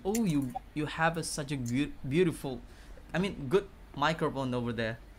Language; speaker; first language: English; non-native, fluent; Indonesian